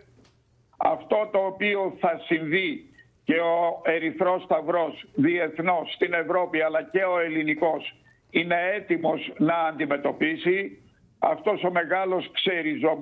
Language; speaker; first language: Greek; native; Greek